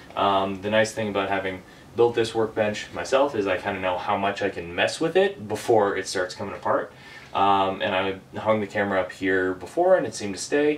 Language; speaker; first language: English; native; English